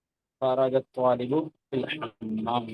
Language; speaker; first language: Arabic; non-native, learner; Urdu